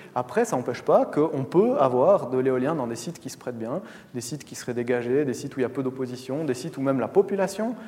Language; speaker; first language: French; native; French